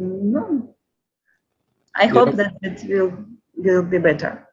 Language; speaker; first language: English; non-native, learner; Russian